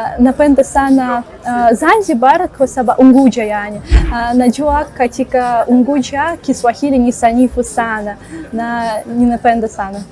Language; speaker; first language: Swahili; non-native, learner; Russian